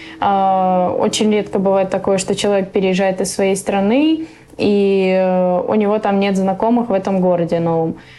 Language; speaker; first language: Russian; early bilingual, other home language; Persian